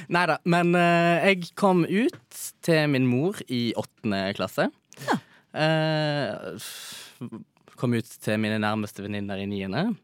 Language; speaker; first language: Norwegian; native; Norwegian